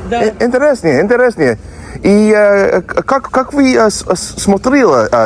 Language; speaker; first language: Russian; non-native, learner; English